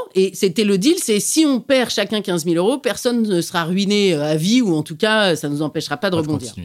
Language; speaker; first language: French; native; French